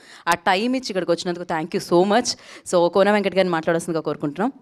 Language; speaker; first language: Telugu; native; Telugu